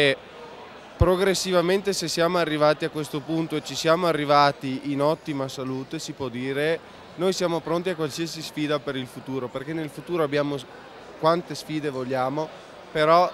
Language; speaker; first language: Italian; native; Italian